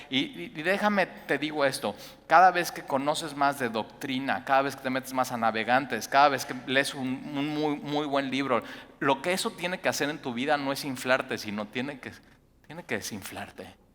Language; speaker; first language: Spanish; native; Spanish